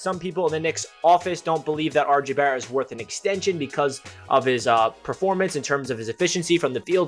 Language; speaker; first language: English; native; English